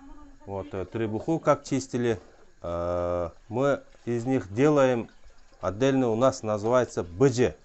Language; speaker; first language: Russian; non-native, local second language; Kyrgyz